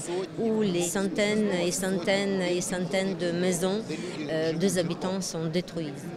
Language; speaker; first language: French; non-native, fluent; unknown